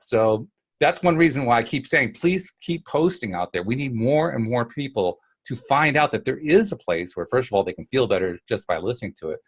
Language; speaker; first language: English; native; English